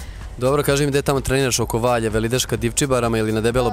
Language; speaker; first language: Serbian; native; Serbian